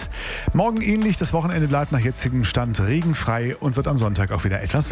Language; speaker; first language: German; native; German